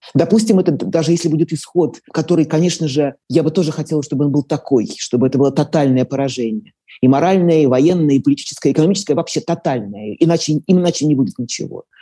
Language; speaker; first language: Russian; native; Russian